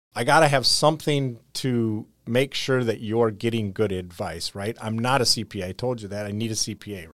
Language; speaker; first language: English; native; English